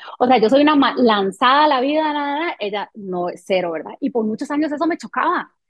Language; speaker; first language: Spanish; early bilingual, other home language; French